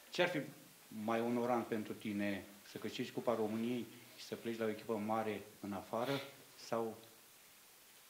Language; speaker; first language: Romanian; native; Romanian